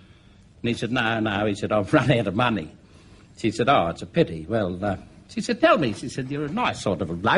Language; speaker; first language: English; native; English